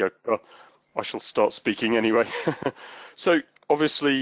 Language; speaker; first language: English; native; English